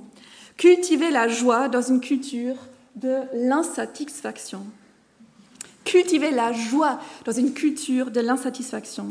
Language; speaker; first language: French; non-native, fluent; German